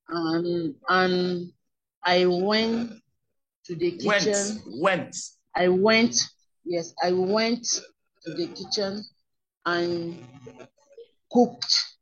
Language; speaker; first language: English; non-native, learner; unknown